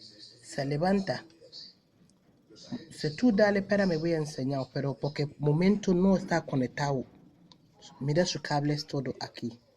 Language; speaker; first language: Spanish; non-native, learner; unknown